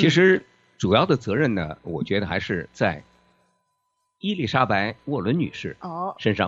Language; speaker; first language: Chinese; native; Chinese